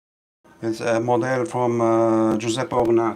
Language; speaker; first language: English; non-native, learner; Italian